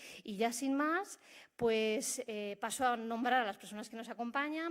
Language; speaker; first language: Spanish; native; Spanish